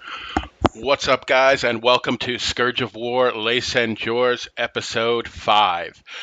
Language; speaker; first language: English; native; English